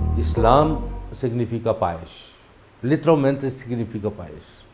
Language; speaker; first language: Portuguese; non-native, fluent; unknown